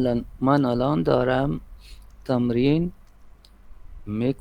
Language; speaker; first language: Persian; non-native, learner; Urdu